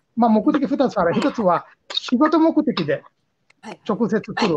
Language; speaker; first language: Japanese; non-native, fluent; Bangla